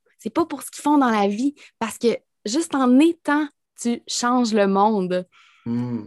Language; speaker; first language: French; native; French